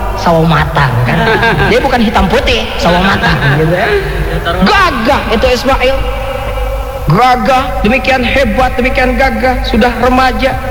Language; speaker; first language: Indonesian; non-native, local second language; Sundanese